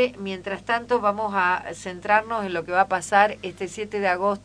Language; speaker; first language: Spanish; native; Spanish